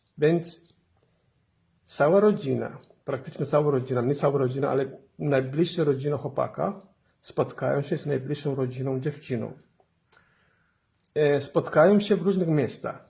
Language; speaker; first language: Polish; non-native, fluent; Somali